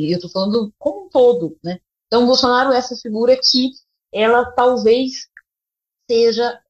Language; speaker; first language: Portuguese; native; Portuguese